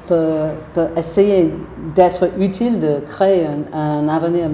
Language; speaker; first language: French; non-native, fluent; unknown